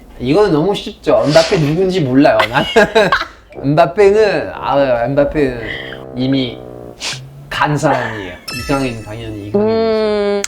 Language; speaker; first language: Korean; non-native, fluent; French